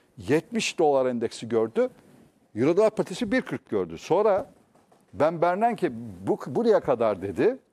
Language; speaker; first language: Turkish; native; Turkish